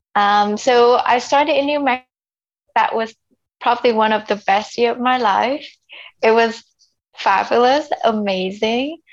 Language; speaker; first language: English; non-native, fluent; Vietnamese